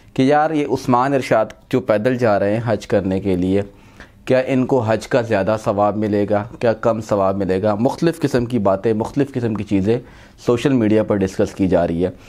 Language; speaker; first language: Urdu; non-native, local second language; Punjabi